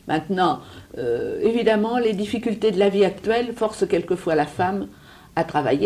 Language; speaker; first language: French; native; French